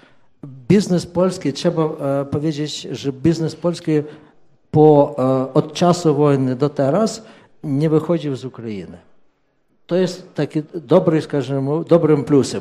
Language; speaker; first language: Polish; non-native, fluent; Ukrainian